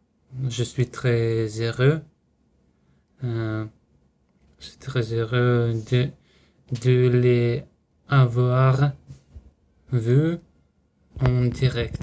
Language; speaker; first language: French; non-native, learner; Russian